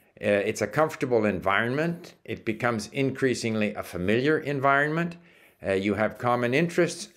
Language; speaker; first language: English; early bilingual, other home language; Czech